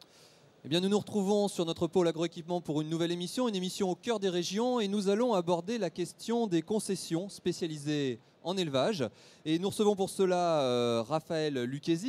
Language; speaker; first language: French; native; French